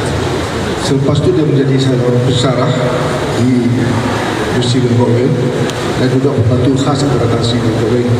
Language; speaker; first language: Malay; native; Malay